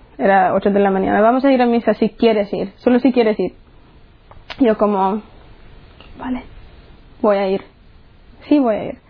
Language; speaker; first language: Spanish; early bilingual, heritage; English